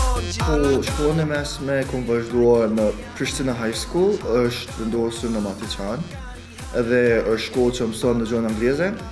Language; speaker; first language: Albanian; early bilingual, other home language; Korean